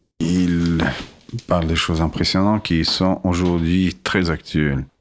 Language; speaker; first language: French; non-native, fluent; Russian